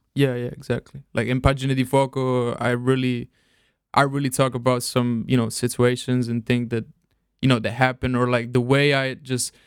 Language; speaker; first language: English; non-native, fluent; Italian